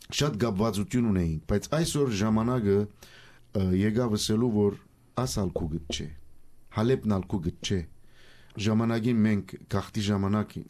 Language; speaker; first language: Armenian; early bilingual, heritage; Armenian